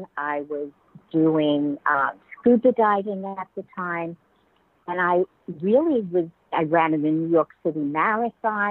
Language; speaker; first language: English; native; English